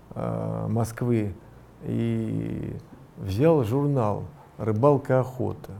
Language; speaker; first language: Russian; native; Russian